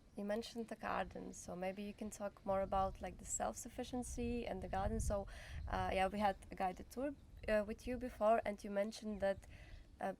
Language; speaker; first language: English; non-native, fluent; Ukrainian